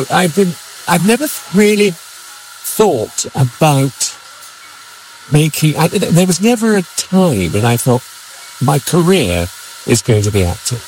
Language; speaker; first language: English; native; English